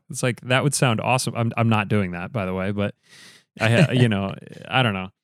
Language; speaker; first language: English; native; English